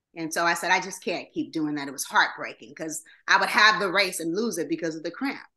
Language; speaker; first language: English; native; English